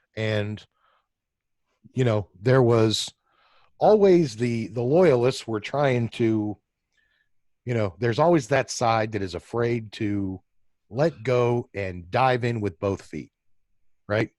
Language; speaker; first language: English; native; English